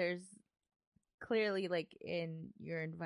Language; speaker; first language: English; early bilingual, other home language; Spanish